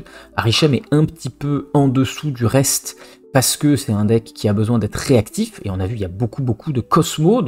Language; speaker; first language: French; native; French